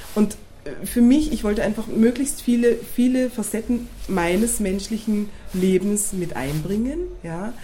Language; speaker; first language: German; native; German